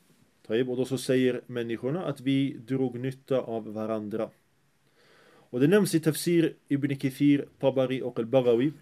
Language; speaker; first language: Swedish; early bilingual, other home language; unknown